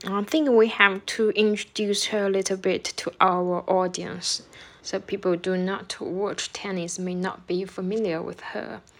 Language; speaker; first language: English; non-native, fluent; Chinese